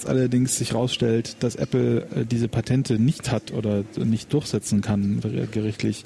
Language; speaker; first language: German; native; German